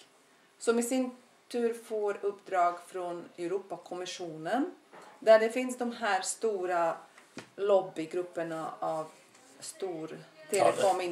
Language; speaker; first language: Swedish; non-native, fluent; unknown